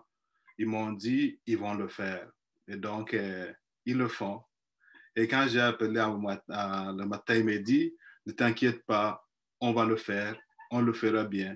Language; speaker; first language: French; non-native, fluent; Igbo